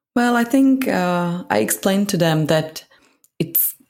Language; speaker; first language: English; non-native, fluent; Czech